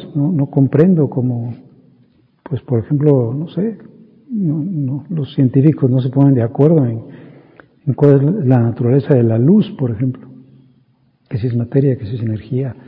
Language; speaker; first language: Spanish; native; Spanish